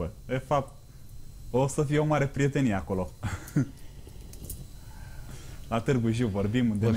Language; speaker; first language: Romanian; native; Romanian